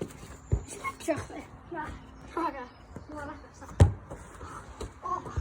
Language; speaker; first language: Welsh; native; Welsh